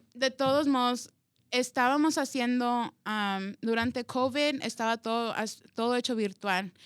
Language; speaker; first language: Spanish; early bilingual, heritage; Spanish